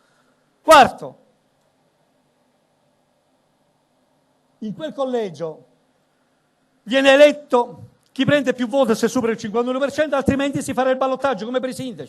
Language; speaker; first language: Italian; native; Italian